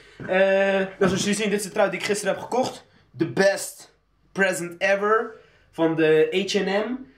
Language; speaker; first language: Dutch; early bilingual, other home language; Arabic